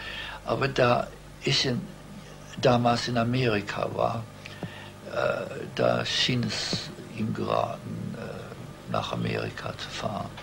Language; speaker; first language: German; early bilingual, heritage; German